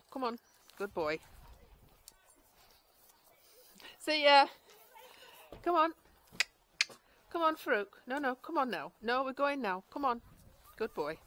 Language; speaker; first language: English; native; English